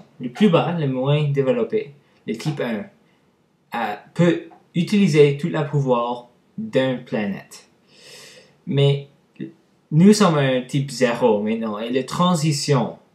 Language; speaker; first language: French; non-native, learner; English